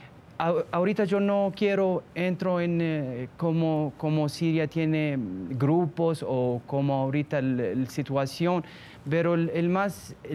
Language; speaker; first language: Spanish; non-native, learner; Arabic